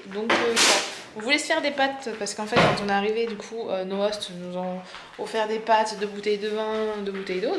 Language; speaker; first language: French; native; French